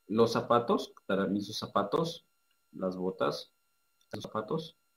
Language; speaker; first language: Spanish; non-native, fluent; Russian